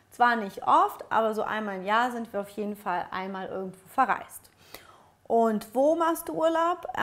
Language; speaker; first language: German; early bilingual, other home language; Russian